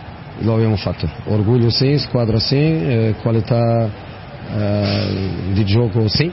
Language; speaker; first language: Italian; non-native, fluent; Portuguese